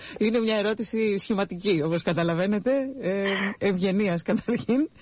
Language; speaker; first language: Greek; native; Greek